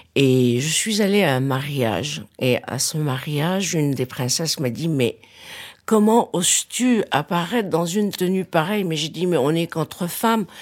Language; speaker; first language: French; non-native, local second language; Arabic